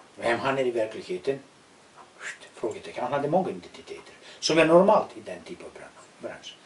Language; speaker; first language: Swedish; non-native, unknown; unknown